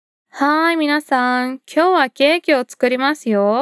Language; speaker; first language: Japanese; non-native, fluent; Portuguese